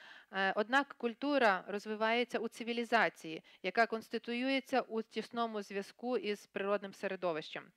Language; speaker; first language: Ukrainian; native; Ukrainian